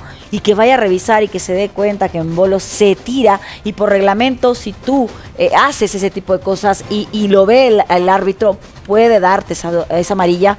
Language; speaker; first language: Spanish; native; Spanish